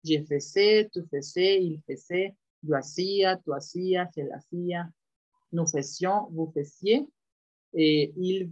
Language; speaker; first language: French; non-native, fluent; Spanish